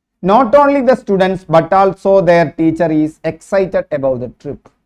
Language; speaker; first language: English; non-native, local second language; Malayalam